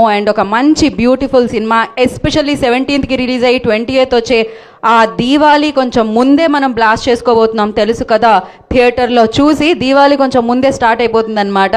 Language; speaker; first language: Telugu; native; Telugu